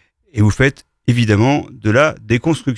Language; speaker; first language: French; native; French